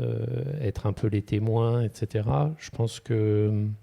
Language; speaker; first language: French; native; French